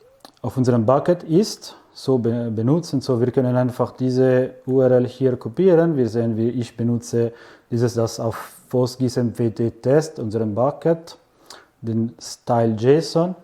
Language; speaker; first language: German; non-native, fluent; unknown